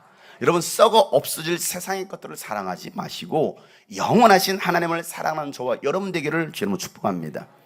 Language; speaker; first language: Korean; native; Korean